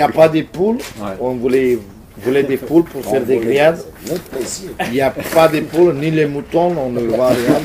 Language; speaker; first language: French; non-native, fluent; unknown